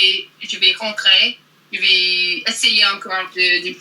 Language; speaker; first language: French; non-native, learner; English